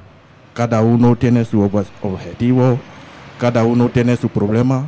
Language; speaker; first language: Spanish; non-native, learner; French